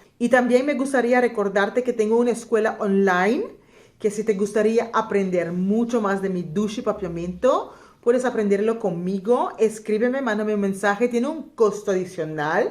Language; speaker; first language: Spanish; non-native, local second language; Papiamento